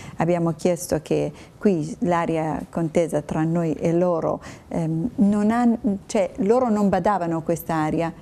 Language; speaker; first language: Italian; non-native, fluent; Kurdish